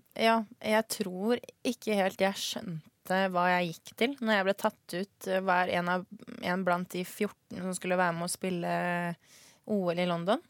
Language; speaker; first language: Norwegian; early bilingual, other home language; Swedish